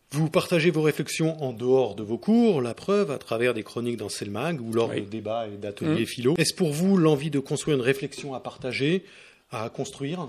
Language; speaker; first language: French; native; French